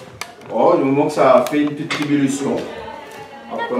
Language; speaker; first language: French; native; French